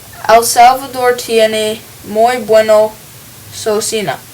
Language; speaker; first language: Spanish; non-native, learner; English